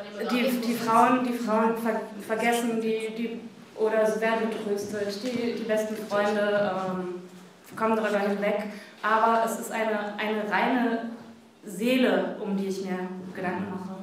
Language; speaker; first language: German; native; German